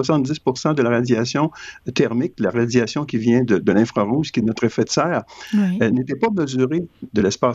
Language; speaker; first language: French; native; French